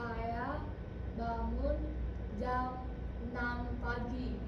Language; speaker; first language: Indonesian; non-native, learner; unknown